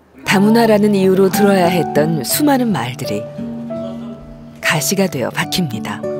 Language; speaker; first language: Korean; native; Korean